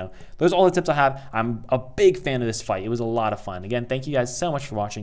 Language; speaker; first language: English; native; English